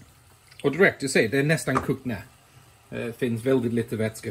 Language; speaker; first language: Swedish; non-native, fluent; English